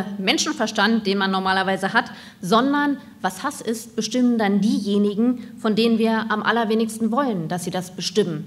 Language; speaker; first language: German; native; German